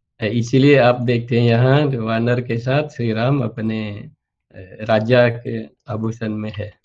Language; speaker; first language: Hindi; non-native, fluent; Balinese